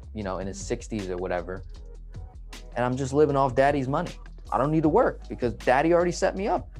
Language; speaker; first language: English; native; English